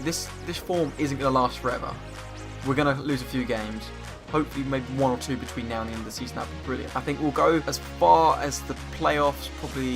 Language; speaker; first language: English; native; English